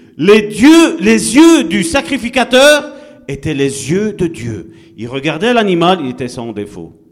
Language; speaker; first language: French; non-native, fluent; Italian